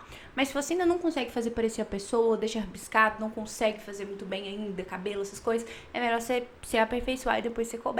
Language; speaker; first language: Portuguese; native; Portuguese